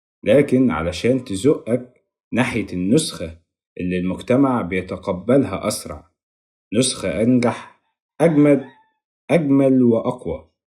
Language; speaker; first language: Arabic; native; Arabic